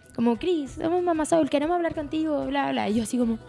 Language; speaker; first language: Spanish; native; Spanish